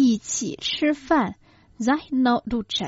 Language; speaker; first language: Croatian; non-native, fluent; Chinese